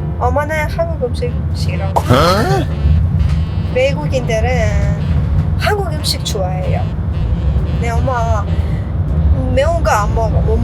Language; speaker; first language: Korean; non-native, learner; Persian